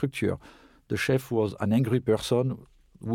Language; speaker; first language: English; non-native, fluent; French